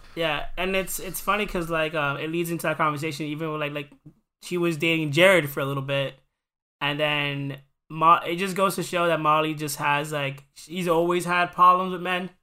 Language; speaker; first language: English; early bilingual, other home language; Spanish